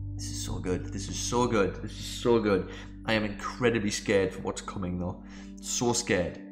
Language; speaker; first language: English; native; English